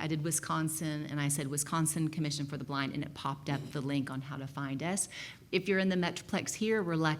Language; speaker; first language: English; native; English